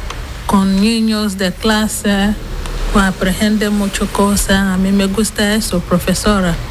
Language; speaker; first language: Spanish; non-native, learner; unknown